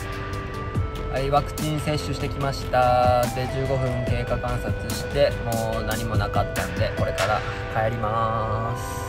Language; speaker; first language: Japanese; native; Japanese